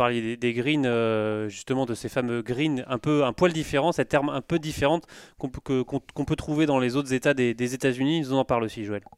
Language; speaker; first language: French; native; French